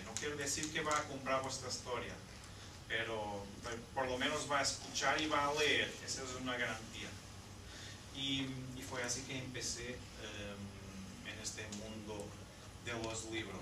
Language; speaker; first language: Spanish; non-native, fluent; Portuguese